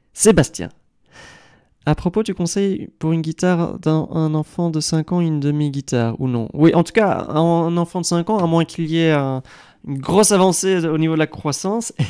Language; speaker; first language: French; native; French